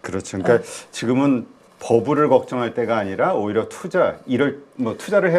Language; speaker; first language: Korean; native; Korean